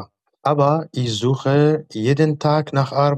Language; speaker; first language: German; non-native, learner; Arabic